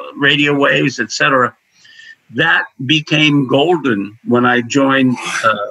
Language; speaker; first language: English; native; English